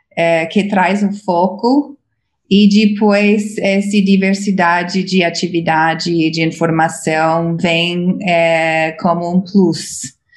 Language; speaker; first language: Portuguese; non-native, fluent; English